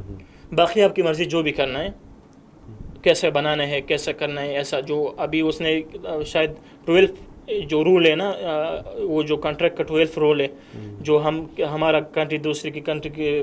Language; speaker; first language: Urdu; non-native, fluent; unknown